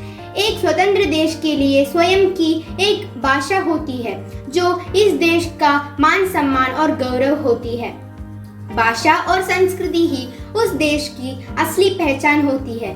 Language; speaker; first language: Hindi; non-native, local second language; Malayalam